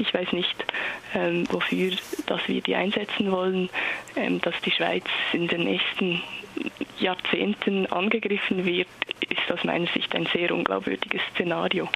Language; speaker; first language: German; native; German